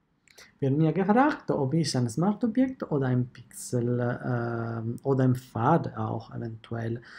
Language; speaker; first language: German; non-native, fluent; Italian